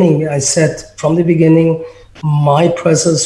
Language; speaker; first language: English; non-native, fluent; German